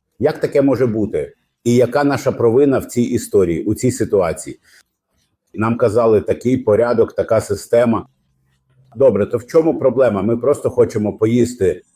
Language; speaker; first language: Ukrainian; non-native, fluent; Arabic